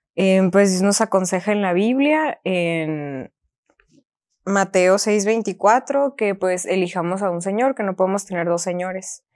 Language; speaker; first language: Spanish; native; Spanish